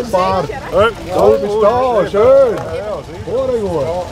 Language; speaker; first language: German; native; German